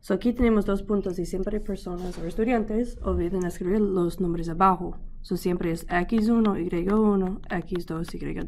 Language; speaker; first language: Spanish; non-native, learner; English